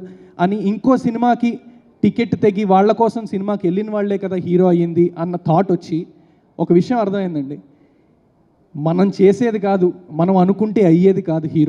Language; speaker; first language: Telugu; native; Telugu